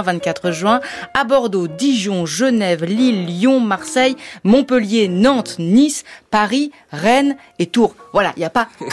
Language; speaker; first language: French; native; French